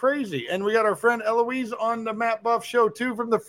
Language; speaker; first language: English; native; English